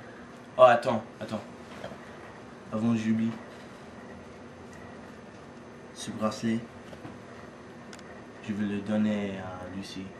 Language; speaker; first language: French; non-native, learner; English